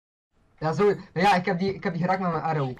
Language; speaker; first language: Dutch; native; Dutch